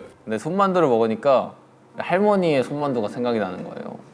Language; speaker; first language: Korean; native; Korean